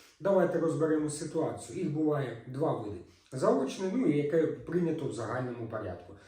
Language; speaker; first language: Ukrainian; native; Ukrainian